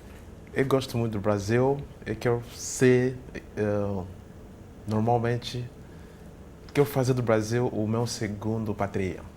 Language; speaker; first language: Portuguese; non-native, fluent; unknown